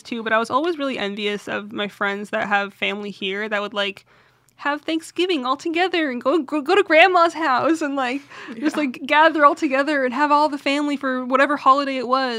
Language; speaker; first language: English; native; English